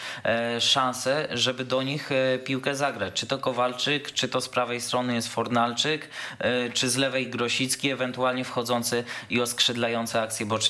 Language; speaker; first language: Polish; native; Polish